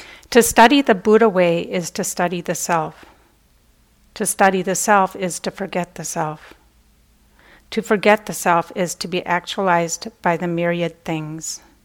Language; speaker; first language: English; native; English